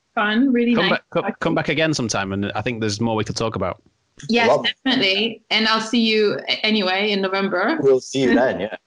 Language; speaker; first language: English; non-native, fluent; German